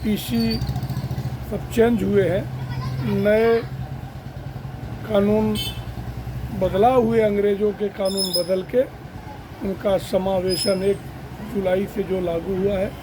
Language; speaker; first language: Hindi; native; Hindi